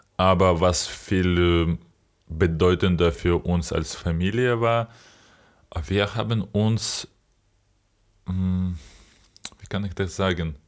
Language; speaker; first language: German; non-native, fluent; Ukrainian